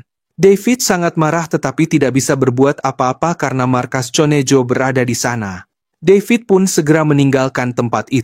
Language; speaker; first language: Indonesian; native; Indonesian